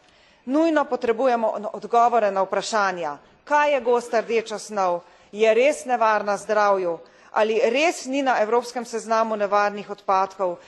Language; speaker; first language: Slovenian; native; Slovenian